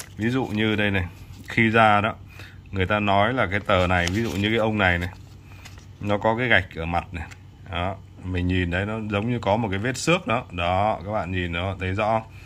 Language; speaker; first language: Vietnamese; native; Vietnamese